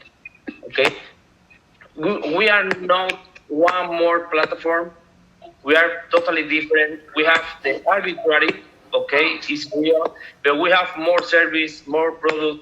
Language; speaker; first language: English; non-native, learner; Spanish